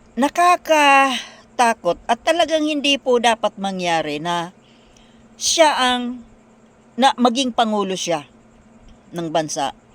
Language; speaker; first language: Filipino; non-native, local second language; Bikol